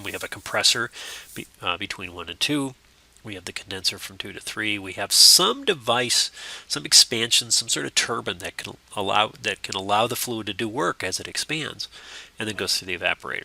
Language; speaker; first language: English; native; English